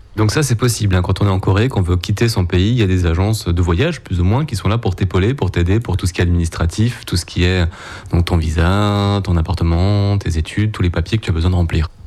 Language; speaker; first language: French; native; French